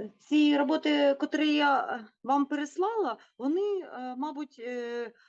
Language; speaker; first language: Ukrainian; non-native, local second language; Russian